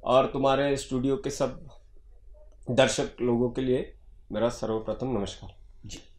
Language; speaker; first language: Hindi; non-native, local second language; Marathi